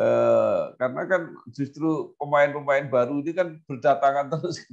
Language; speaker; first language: Indonesian; native; Indonesian